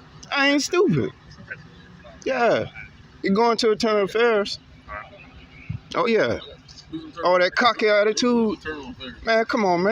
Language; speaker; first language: English; native; English